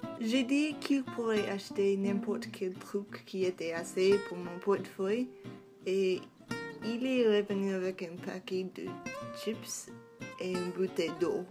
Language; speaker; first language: French; non-native, local second language; English